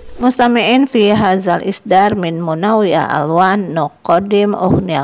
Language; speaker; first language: Arabic; non-native, fluent; Indonesian